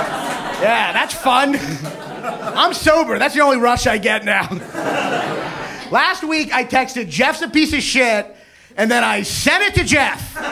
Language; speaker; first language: English; native; English